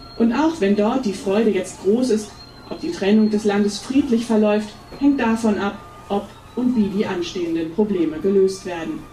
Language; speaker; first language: German; native; German